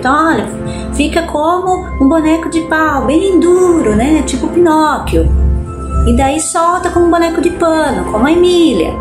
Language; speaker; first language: Portuguese; native; Portuguese